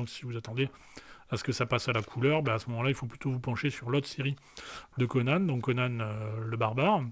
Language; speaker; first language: French; native; French